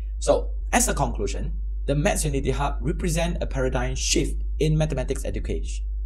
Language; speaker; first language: English; native; English